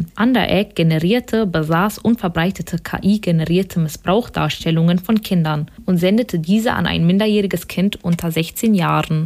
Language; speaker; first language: German; native; German